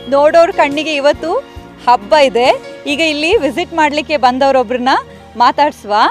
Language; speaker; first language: Kannada; non-native, local second language; Kodava